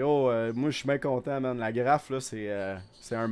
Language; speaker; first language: French; native; French